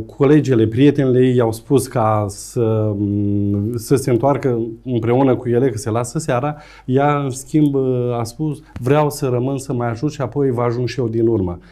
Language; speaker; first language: Romanian; native; Romanian